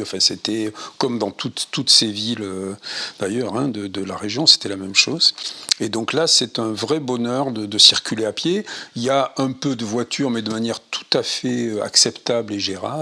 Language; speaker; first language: French; native; French